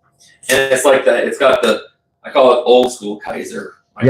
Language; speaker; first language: English; native; English